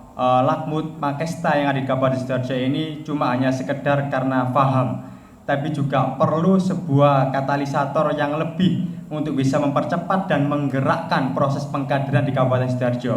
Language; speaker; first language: Indonesian; native; Indonesian